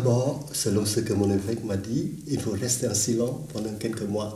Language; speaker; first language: French; non-native, fluent; Vietnamese